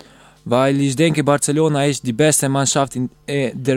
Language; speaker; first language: German; non-native, learner; Albanian